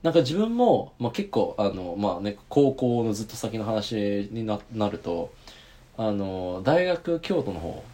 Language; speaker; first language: Japanese; early bilingual, heritage; Japanese